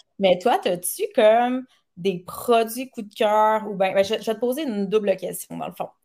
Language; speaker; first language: French; native; French